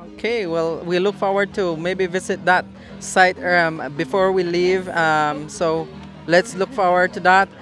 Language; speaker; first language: English; native; English